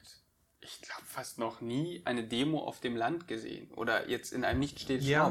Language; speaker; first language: German; native; German